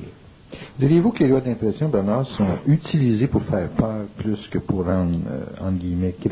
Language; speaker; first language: French; native; French